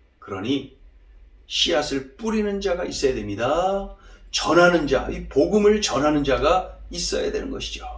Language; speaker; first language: Korean; native; Korean